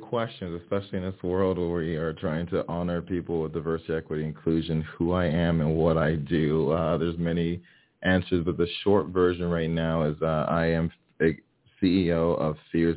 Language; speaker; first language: English; early bilingual, other home language; Haitian Creole